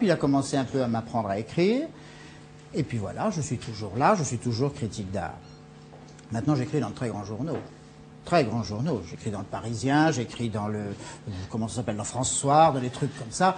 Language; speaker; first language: French; native; French